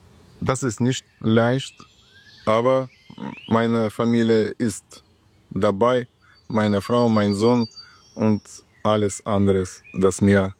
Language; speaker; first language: German; non-native, learner; Russian